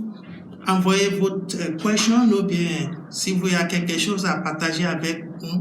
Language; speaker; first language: French; non-native, learner; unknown